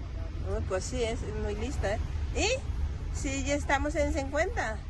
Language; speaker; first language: Spanish; non-native, learner; Filipino